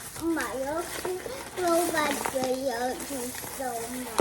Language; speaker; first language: Korean; early bilingual, heritage; Korean